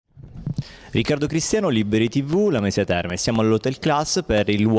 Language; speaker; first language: Italian; native; Italian